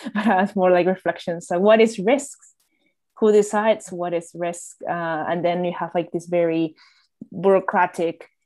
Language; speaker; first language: English; non-native, fluent; Spanish